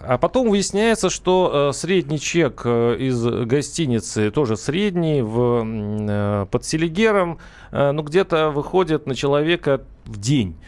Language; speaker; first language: Russian; native; Russian